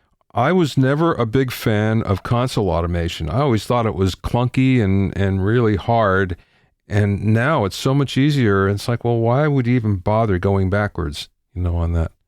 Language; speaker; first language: English; native; English